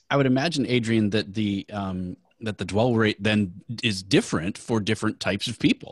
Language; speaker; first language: English; native; English